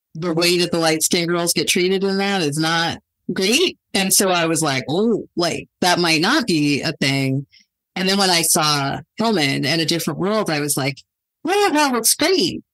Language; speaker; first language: English; native; English